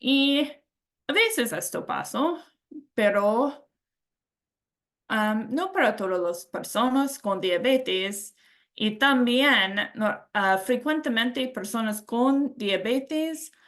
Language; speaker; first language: Spanish; non-native, learner; English